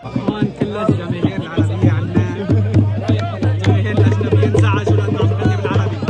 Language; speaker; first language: Arabic; native; Arabic